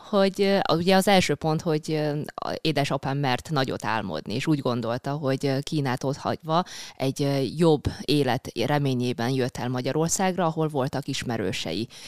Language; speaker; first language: Hungarian; early bilingual, other home language; Chinese